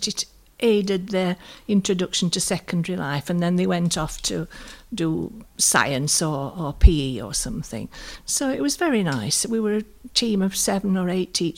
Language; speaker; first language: English; native; English